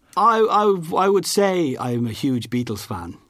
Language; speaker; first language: English; native; English